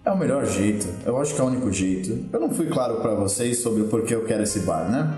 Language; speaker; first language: Portuguese; native; Portuguese